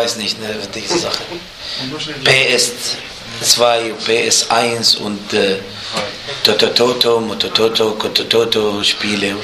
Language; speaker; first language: German; non-native, fluent; Arabic